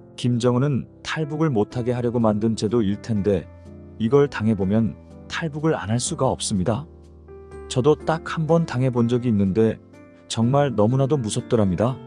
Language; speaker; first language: Korean; native; Korean